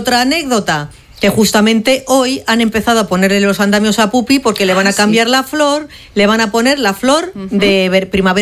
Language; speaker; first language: Spanish; native; Spanish